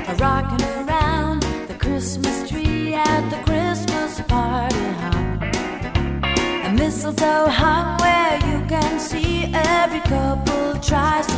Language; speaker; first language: English; native; English